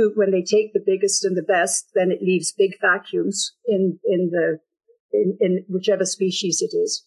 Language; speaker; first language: English; native; English